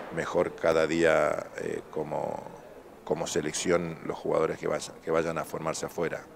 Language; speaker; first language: Spanish; native; Spanish